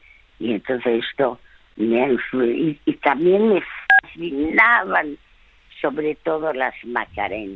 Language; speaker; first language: Spanish; early bilingual, other home language; French